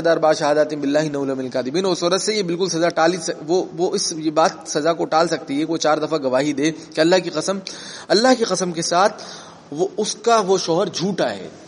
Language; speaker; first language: Urdu; native; Urdu